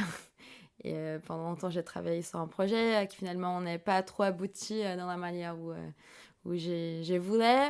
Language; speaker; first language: French; non-native, fluent; Portuguese